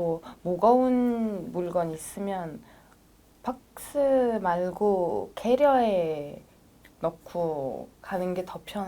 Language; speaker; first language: Korean; non-native, fluent; French